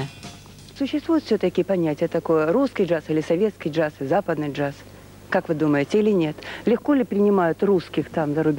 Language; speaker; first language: Russian; native; Russian